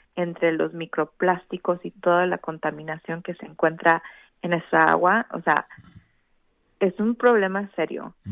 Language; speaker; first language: Spanish; native; Spanish